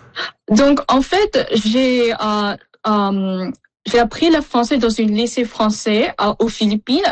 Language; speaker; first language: French; non-native, local second language; English